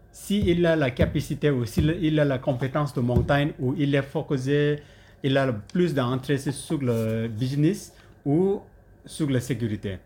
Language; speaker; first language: French; non-native, learner; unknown